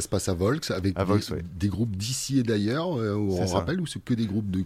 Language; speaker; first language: French; native; French